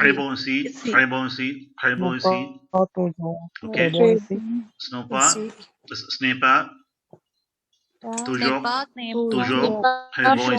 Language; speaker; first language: French; non-native, fluent; Urdu